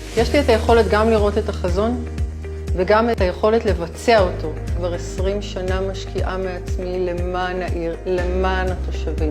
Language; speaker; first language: Hebrew; native; Hebrew